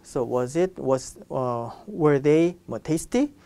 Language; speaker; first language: English; non-native, fluent; Korean